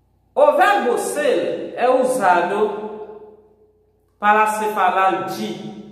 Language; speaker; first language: Portuguese; non-native, fluent; Haitian Creole